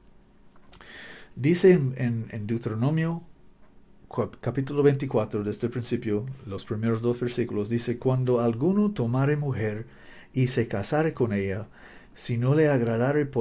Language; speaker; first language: Spanish; non-native, learner; English